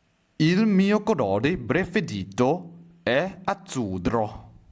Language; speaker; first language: Italian; non-native, fluent; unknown